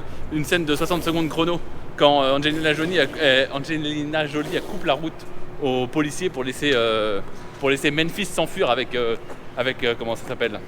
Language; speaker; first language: French; native; French